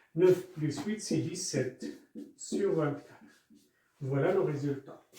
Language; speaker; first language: French; non-native, local second language; Arabic